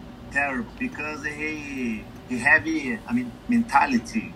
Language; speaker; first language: English; non-native, learner; Portuguese